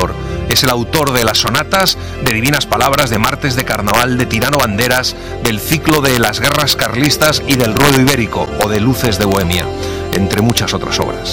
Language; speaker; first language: Spanish; native; Spanish